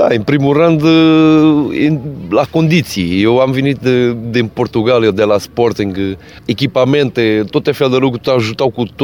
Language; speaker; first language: Romanian; non-native, fluent; Portuguese